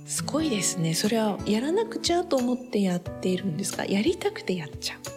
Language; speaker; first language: Japanese; native; Japanese